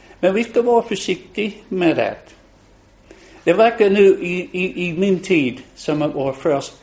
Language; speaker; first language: Swedish; non-native, fluent; English